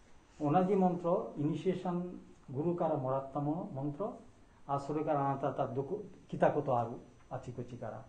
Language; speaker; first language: Japanese; non-native, fluent; Bangla